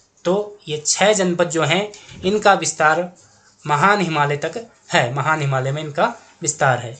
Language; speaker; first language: Hindi; native; Hindi